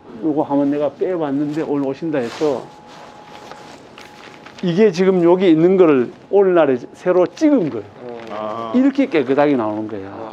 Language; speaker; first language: Korean; native; Korean